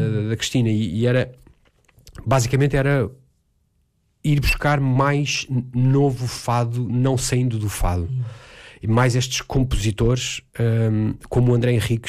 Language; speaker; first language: Portuguese; native; Portuguese